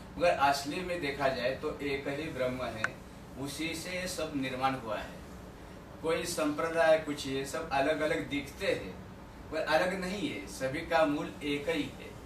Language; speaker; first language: Hindi; non-native, local second language; Marathi